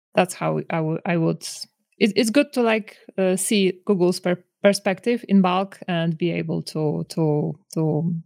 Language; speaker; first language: English; non-native, fluent; Polish